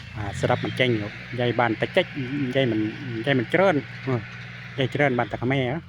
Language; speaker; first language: Thai; non-native, local second language; Northeastern Thai